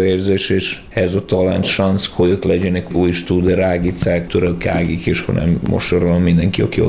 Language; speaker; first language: Hungarian; non-native, learner; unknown